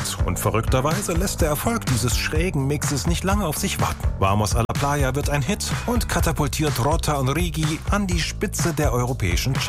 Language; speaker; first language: German; native; German